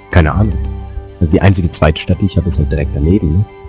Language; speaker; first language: German; native; German